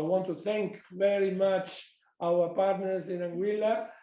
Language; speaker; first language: English; non-native, fluent; Italian